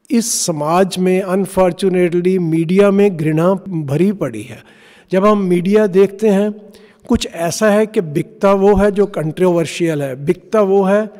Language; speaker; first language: Hindi; non-native, local second language; Punjabi